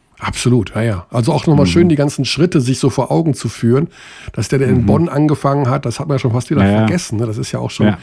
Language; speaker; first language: German; native; German